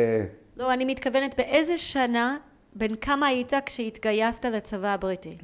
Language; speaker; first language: Hebrew; native; Hebrew